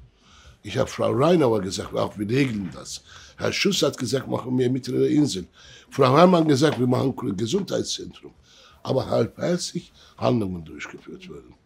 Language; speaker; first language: German; early bilingual, other home language; Turkish